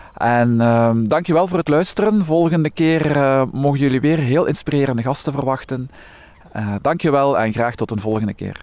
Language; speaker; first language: Dutch; native; Dutch